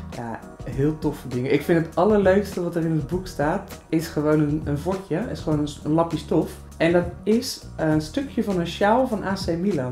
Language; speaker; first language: Dutch; native; Dutch